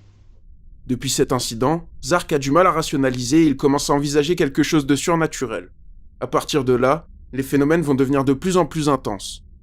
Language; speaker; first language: French; native; French